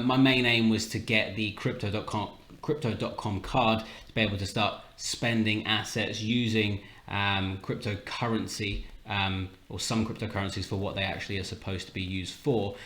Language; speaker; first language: English; native; English